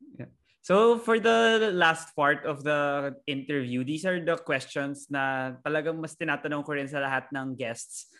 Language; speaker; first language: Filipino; native; Filipino